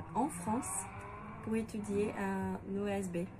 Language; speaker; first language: French; non-native, fluent; Portuguese